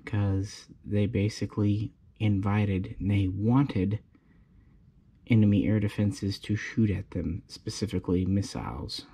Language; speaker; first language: English; native; English